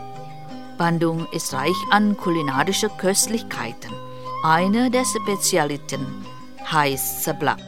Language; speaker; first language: German; non-native, fluent; Indonesian